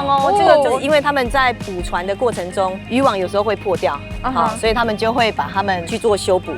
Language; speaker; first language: Chinese; native; Chinese